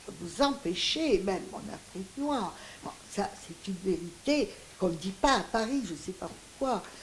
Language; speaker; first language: French; non-native, local second language; Greek